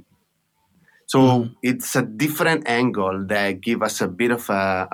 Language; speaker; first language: English; non-native, fluent; Italian